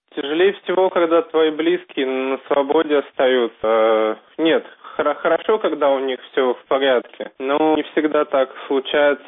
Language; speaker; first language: Russian; native; Russian